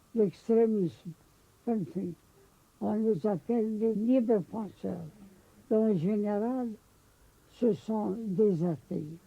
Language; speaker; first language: French; non-native, local second language; Arabic